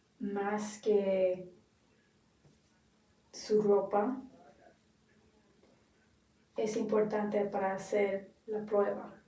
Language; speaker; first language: Spanish; non-native, learner; English